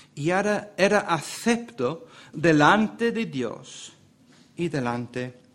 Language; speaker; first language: Spanish; non-native, fluent; English